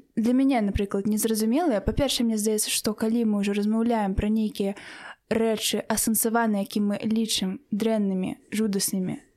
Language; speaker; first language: Belarusian; non-native, local second language; Russian